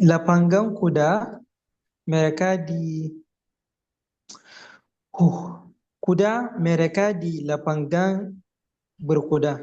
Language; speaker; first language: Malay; non-native, learner; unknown